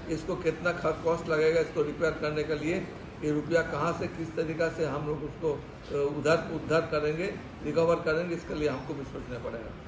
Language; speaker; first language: Hindi; non-native, local second language; Bangla